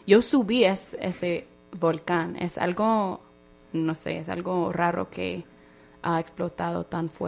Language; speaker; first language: Spanish; non-native, fluent; English